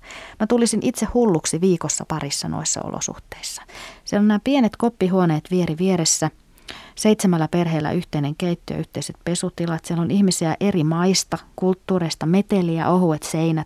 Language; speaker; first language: Finnish; native; Finnish